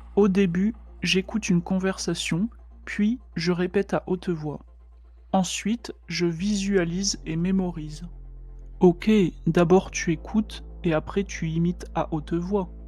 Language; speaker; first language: French; native; French